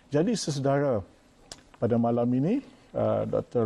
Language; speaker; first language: Malay; native; Malay